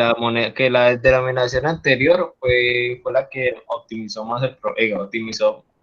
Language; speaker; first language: Spanish; native; Spanish